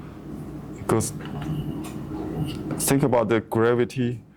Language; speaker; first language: English; non-native, fluent; Chinese